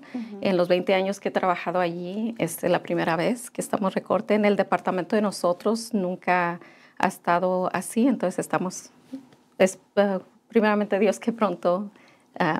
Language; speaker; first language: Spanish; early bilingual, heritage; Spanish